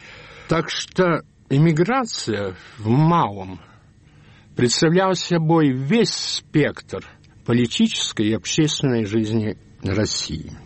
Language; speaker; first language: Russian; early bilingual, heritage; Russian